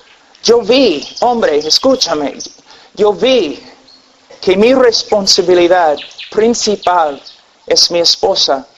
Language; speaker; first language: Spanish; non-native, fluent; English